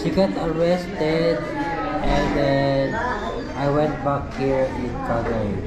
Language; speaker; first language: English; non-native, local second language; Filipino